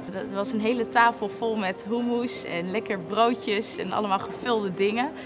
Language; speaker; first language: Dutch; native; Dutch